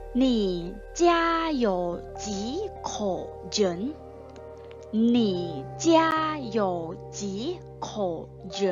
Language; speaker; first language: Chinese; non-native, fluent; Thai